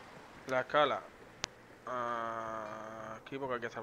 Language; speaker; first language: Spanish; native; Spanish